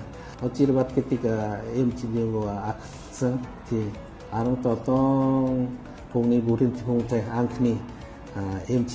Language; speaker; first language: Mongolian; non-native, fluent; Lao